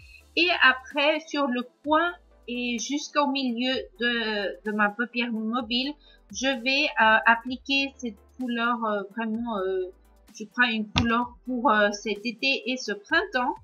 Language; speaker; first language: French; non-native, learner; Spanish